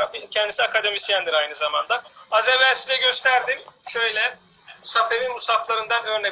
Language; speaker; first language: Turkish; native; Turkish